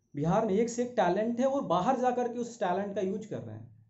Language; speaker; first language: Hindi; native; Hindi